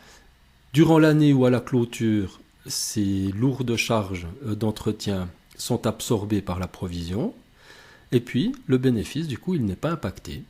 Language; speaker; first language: French; native; French